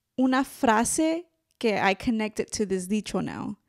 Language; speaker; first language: Spanish; early bilingual, heritage; Spanish